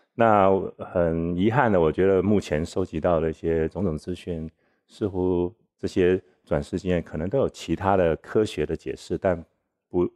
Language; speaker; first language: Chinese; native; Chinese